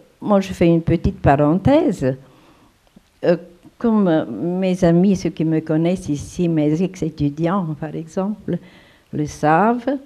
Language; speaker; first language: French; non-native, fluent; Romanian